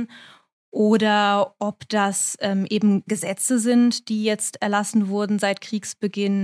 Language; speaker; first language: German; native; German